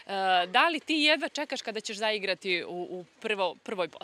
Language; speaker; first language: Serbian; native; Serbian